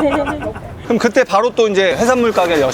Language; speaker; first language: Korean; native; Korean